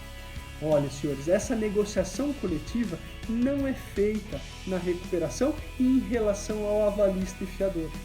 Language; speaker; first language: Portuguese; native; Portuguese